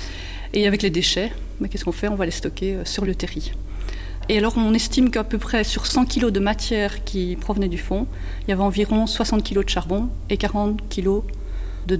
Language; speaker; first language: French; native; French